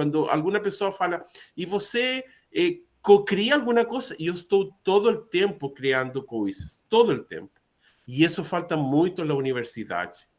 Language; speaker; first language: Portuguese; non-native, learner; Spanish